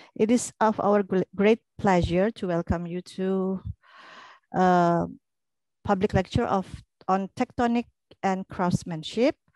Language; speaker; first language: English; non-native, fluent; Indonesian